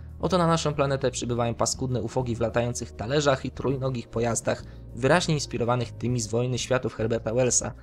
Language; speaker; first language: Polish; native; Polish